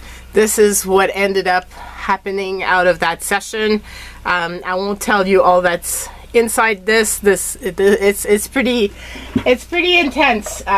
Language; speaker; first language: English; native; English